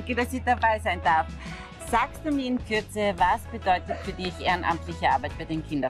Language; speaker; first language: German; native; German